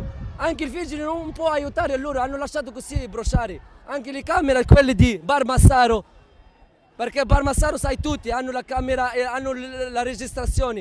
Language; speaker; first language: Italian; non-native, learner; Arabic